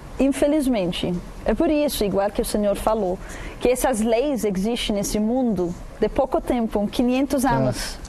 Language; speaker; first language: Portuguese; non-native, fluent; Arabic